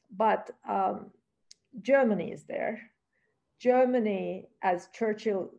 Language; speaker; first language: English; non-native, fluent; Turkish